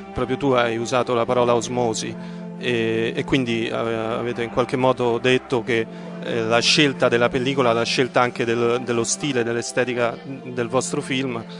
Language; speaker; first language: Italian; native; Italian